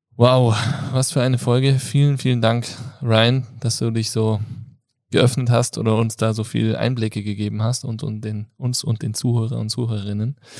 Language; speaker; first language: German; native; German